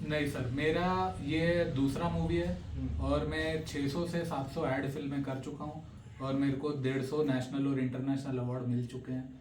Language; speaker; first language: Hindi; native; Hindi